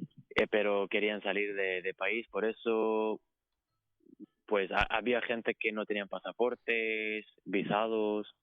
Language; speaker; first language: Spanish; non-native, fluent; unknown